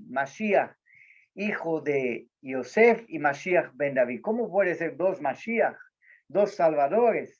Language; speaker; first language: Spanish; non-native, learner; Portuguese